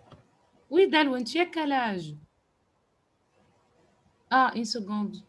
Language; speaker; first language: French; non-native, fluent; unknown